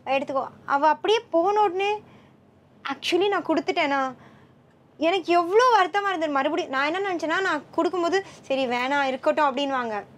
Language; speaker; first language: Tamil; non-native, local second language; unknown